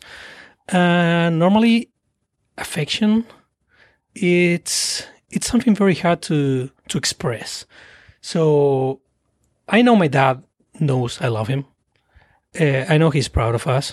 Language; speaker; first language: English; non-native, fluent; Spanish